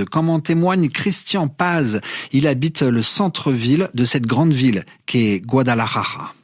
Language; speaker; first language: French; native; French